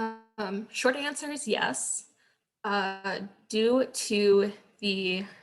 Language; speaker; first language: English; native; English